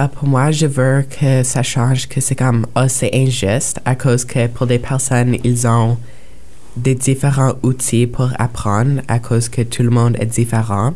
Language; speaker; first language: French; non-native, local second language; English